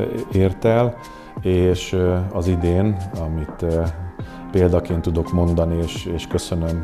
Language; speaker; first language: Hungarian; native; Hungarian